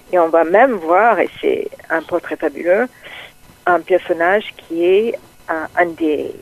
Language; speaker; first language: French; non-native, fluent; English